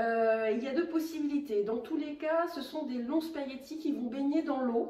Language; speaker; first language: French; native; French